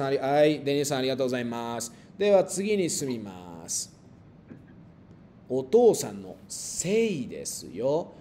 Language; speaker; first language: Japanese; non-native, fluent; Spanish